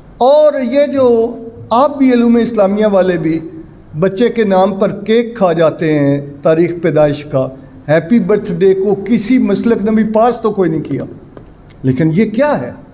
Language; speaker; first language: Urdu; non-native, local second language; Punjabi